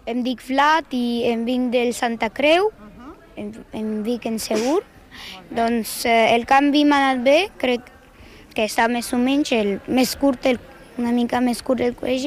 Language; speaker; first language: Catalan; non-native, learner; Ukrainian